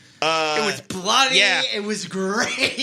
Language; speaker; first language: English; native; English